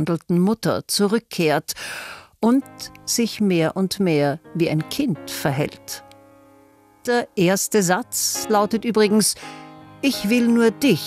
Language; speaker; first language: German; native; German